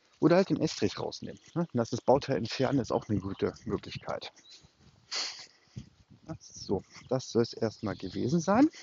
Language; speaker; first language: German; native; German